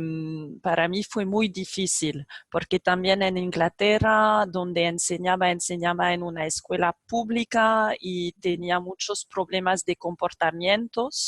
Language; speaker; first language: Spanish; non-native, fluent; French